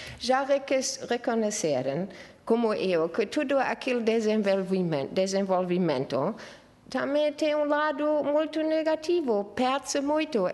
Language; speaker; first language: Portuguese; non-native, fluent; German